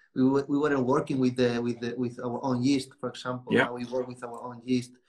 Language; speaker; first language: English; non-native, learner; Spanish